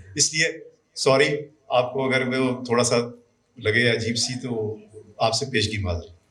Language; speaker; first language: Urdu; native; Urdu